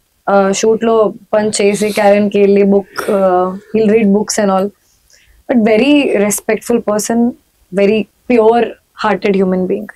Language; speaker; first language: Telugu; non-native, learner; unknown